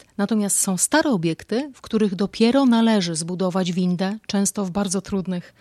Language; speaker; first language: Polish; native; Polish